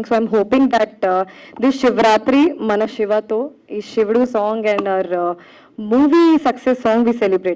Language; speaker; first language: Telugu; non-native, fluent; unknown